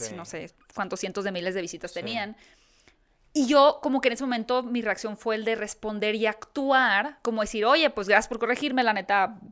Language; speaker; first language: Spanish; native; Spanish